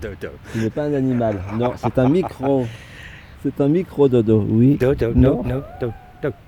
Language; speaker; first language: French; non-native, learner; English